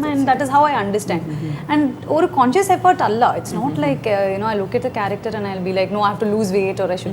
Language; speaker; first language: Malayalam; non-native, learner; Kannada